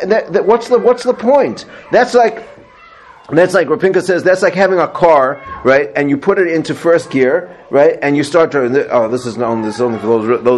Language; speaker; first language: English; native; English